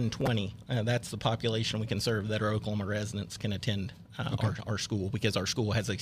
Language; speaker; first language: English; native; English